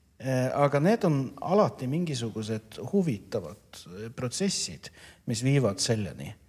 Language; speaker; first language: Estonian; non-native, fluent; Norwegian